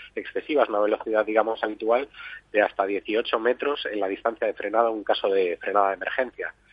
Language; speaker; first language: Spanish; native; Spanish